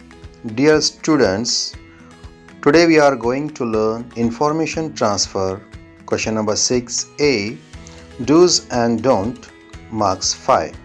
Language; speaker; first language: English; non-native, local second language; Urdu